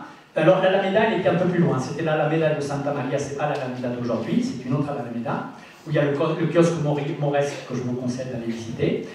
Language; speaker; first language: French; native; French